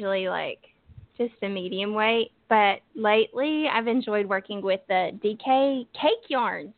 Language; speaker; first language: English; native; English